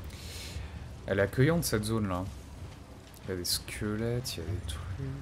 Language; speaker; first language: French; native; French